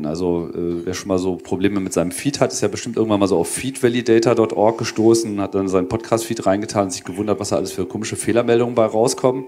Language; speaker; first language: German; native; German